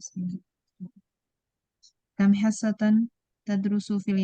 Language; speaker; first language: Arabic; non-native, learner; Indonesian